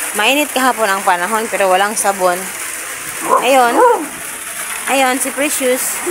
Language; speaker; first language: Filipino; non-native, local second language; Cebuano